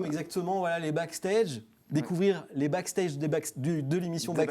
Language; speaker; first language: French; native; French